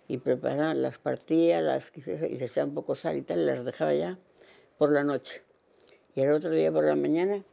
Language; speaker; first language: Spanish; native; Spanish